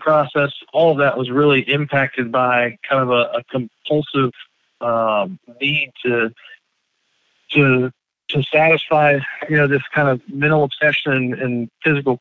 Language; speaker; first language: English; native; English